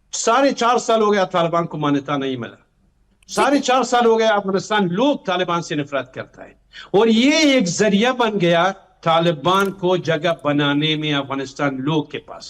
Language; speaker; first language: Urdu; non-native, fluent; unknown